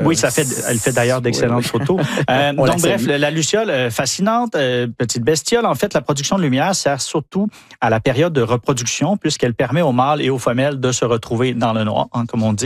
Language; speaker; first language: French; native; French